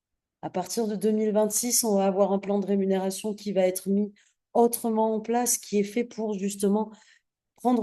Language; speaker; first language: French; native; French